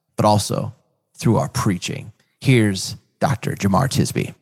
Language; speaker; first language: English; native; English